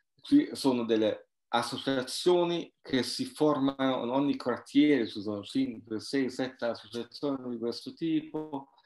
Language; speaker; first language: Italian; non-native, fluent; German